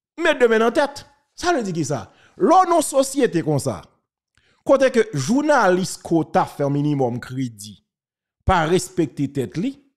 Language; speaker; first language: French; non-native, local second language; Haitian Creole